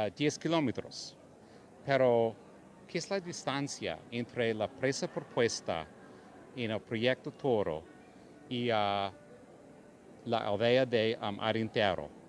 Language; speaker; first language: Spanish; non-native, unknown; English